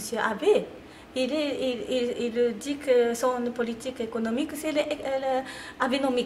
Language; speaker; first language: French; non-native, fluent; Japanese